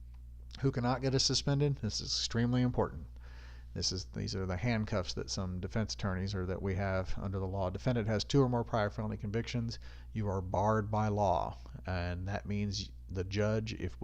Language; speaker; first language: English; native; English